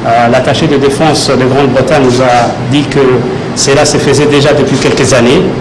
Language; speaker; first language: French; non-native, local second language; Somali